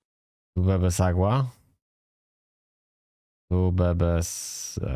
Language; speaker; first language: Spanish; non-native, learner; Polish